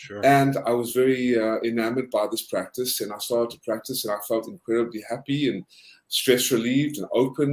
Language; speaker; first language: English; native; English